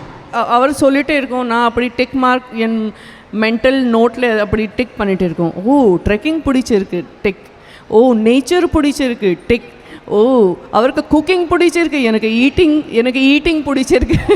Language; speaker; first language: Tamil; non-native, local second language; Gujarati